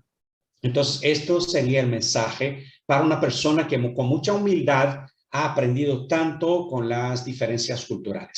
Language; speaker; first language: Spanish; non-native, fluent; Portuguese